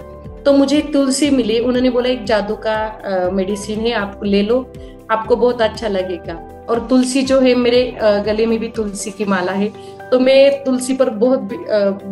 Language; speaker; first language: Hindi; native; Hindi